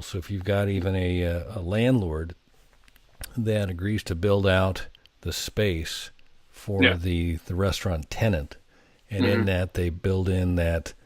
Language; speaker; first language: English; native; English